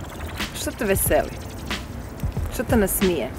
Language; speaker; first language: Croatian; native; Croatian